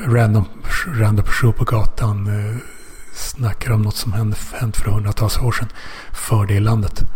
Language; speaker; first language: Swedish; native; Swedish